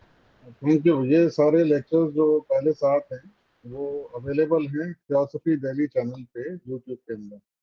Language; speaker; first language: Hindi; native; Hindi